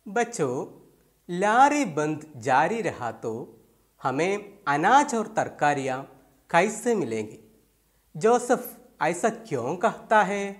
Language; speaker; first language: Urdu; non-native, local second language; Malayalam